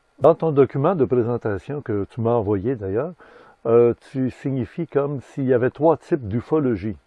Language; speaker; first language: French; native; French